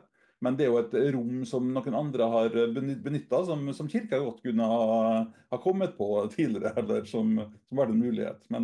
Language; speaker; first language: Norwegian; native; Norwegian